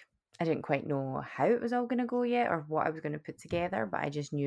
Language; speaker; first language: English; native; English